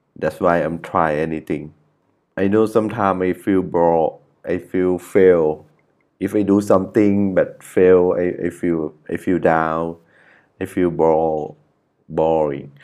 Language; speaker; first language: English; non-native, learner; Thai